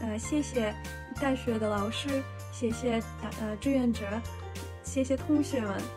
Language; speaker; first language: Chinese; non-native, learner; Russian